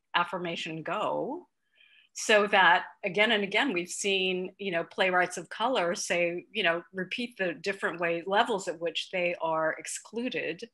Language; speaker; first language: English; native; English